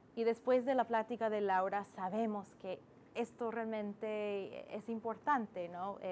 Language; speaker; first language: Spanish; non-native, fluent; English